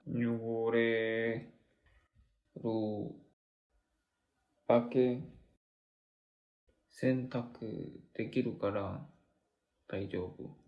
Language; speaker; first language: Japanese; non-native, learner; Korean